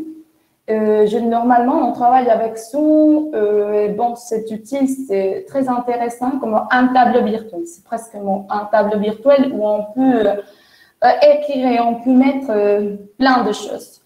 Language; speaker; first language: French; non-native, fluent; Spanish